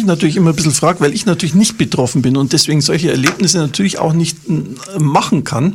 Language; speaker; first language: German; native; German